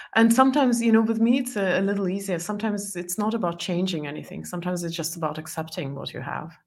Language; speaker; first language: English; non-native, fluent; Estonian